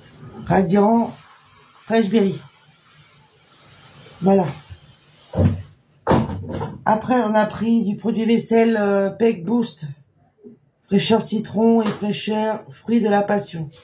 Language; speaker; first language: French; native; French